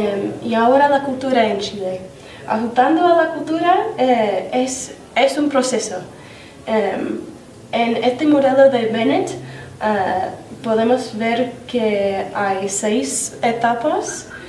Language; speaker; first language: Spanish; non-native, fluent; English